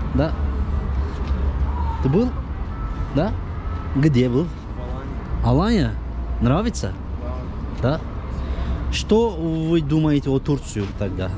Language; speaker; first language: Russian; non-native, learner; Turkish